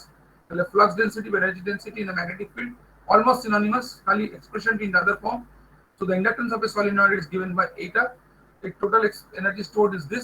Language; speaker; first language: Bangla; native; Bangla